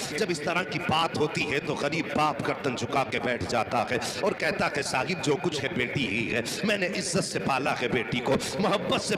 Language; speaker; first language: Urdu; native; Urdu